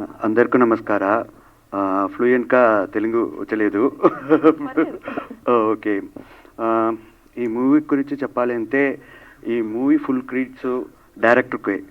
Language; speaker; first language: Telugu; non-native, learner; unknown